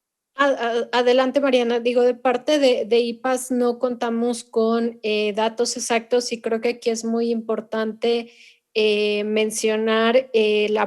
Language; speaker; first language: Spanish; native; Spanish